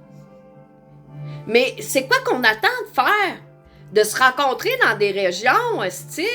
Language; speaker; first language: French; native; French